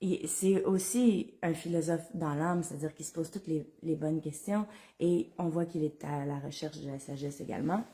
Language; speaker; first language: French; native; French